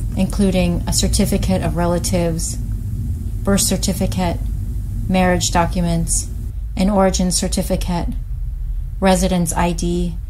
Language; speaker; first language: English; native; English